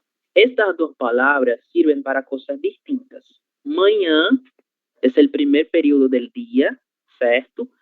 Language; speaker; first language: Spanish; non-native, learner; Portuguese